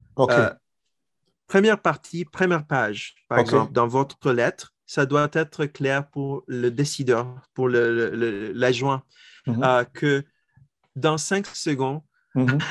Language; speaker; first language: French; non-native, fluent; Filipino